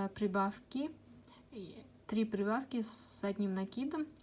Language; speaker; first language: Russian; non-native, local second language; Kazakh